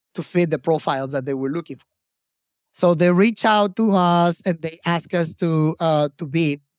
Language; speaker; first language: English; non-native, fluent; Spanish